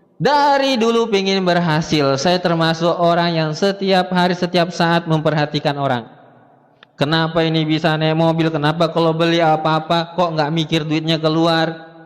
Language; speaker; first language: Indonesian; native; Indonesian